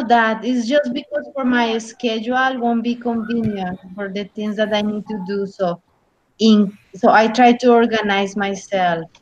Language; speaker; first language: English; non-native, learner; Spanish